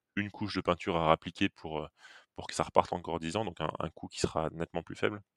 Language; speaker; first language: French; native; French